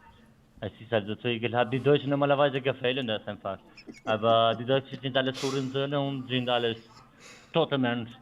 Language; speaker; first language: German; non-native, fluent; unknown